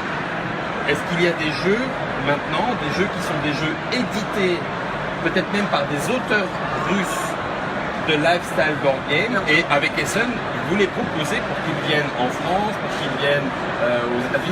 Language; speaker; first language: French; native; French